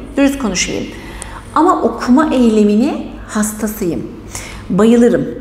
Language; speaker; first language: Turkish; native; Turkish